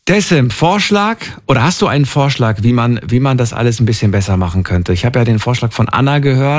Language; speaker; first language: German; native; German